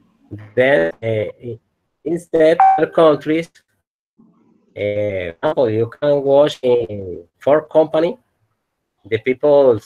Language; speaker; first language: English; non-native, learner; Spanish